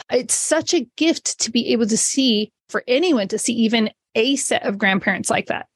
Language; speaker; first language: English; native; English